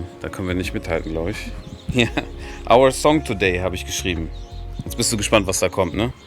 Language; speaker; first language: German; native; German